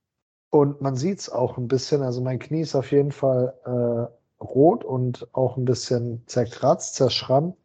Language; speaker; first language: German; native; German